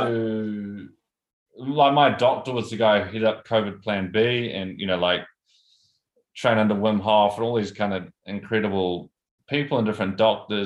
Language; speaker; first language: English; native; English